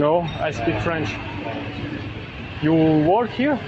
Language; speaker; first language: English; non-native, learner; French